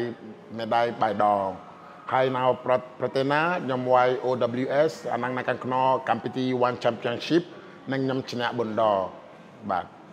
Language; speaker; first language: Khmer; non-native, fluent; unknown